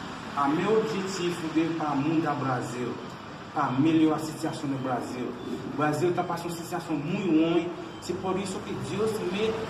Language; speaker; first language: Portuguese; non-native, learner; Haitian Creole